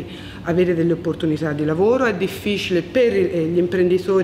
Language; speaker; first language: Italian; native; Italian